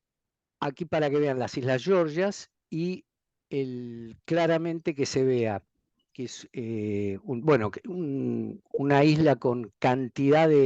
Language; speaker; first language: Spanish; native; Spanish